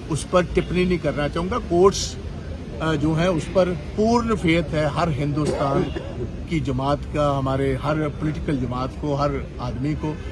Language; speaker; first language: Hindi; non-native, local second language; Punjabi